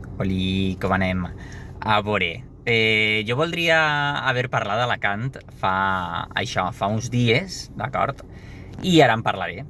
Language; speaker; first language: Catalan; native; Catalan